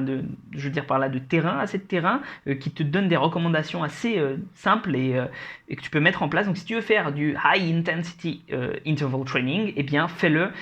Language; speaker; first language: French; native; French